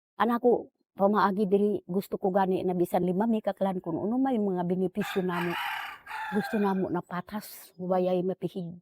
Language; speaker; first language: Cebuano; non-native, local second language; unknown